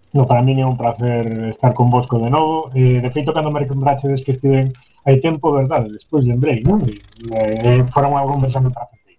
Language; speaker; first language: Galician; native; Galician